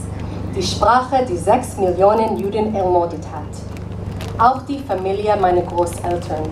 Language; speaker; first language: German; non-native, learner; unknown